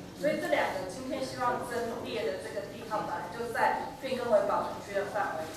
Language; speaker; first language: Chinese; native; Chinese